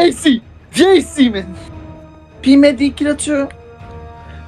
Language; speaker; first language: French; native; French